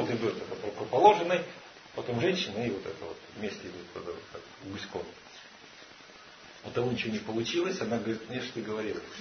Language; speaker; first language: Russian; native; Russian